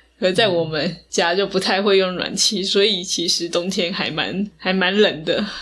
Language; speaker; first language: Chinese; native; Chinese